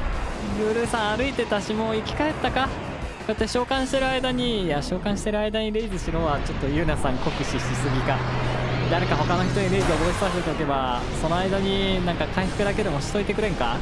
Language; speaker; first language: Japanese; native; Japanese